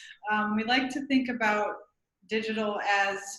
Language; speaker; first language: English; native; English